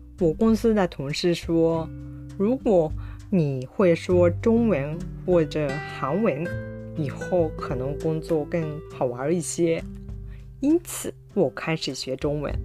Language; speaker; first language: Chinese; non-native, fluent; Japanese